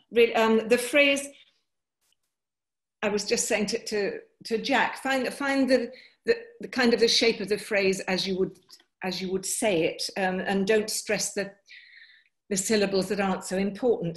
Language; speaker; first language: English; native; English